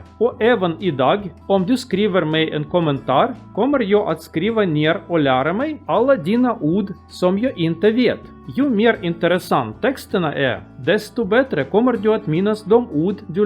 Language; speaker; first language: Swedish; non-native, learner; Russian